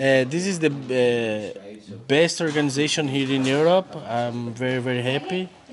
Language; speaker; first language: English; non-native, fluent; Portuguese